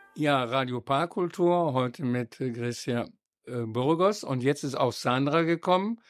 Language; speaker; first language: German; native; German